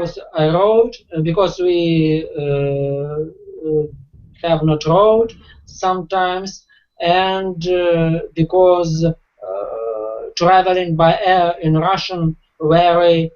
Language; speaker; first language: English; non-native, learner; Russian